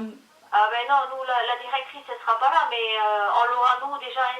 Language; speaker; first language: French; native; French